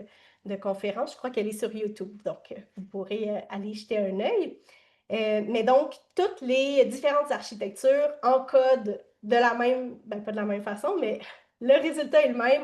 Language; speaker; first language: French; native; French